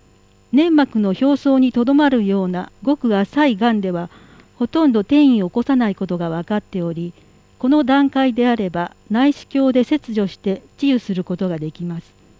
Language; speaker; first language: Japanese; native; Japanese